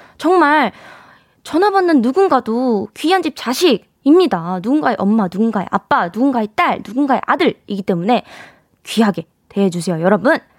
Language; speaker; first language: Korean; native; Korean